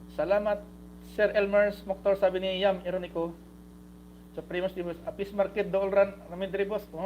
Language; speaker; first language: Filipino; non-native, local second language; Hiligaynon